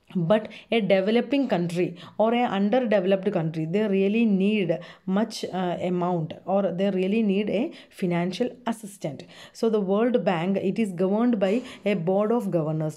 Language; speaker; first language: English; non-native, local second language; Malayalam